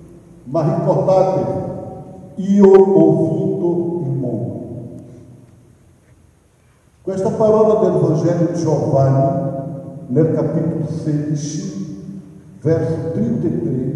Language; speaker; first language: Italian; non-native, fluent; Portuguese